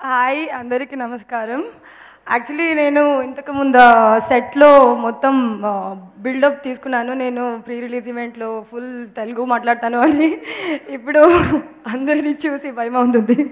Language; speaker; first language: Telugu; non-native, learner; Kannada